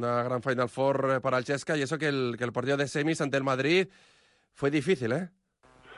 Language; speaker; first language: Spanish; non-native, fluent; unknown